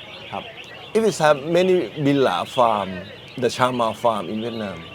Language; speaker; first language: English; non-native, learner; Thai